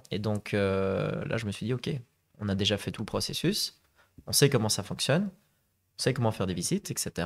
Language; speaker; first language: French; native; French